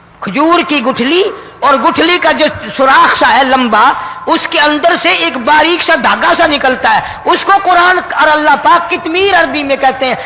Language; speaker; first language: Urdu; non-native, local second language; Saraiki